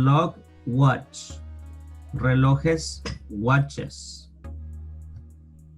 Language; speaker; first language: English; non-native, fluent; Spanish